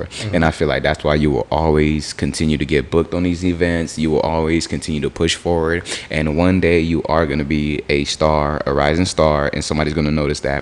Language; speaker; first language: English; native; English